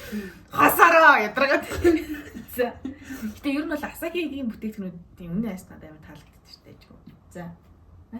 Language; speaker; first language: Mongolian; native; Mongolian